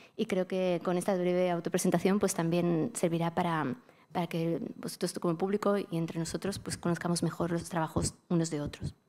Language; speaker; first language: Spanish; native; Spanish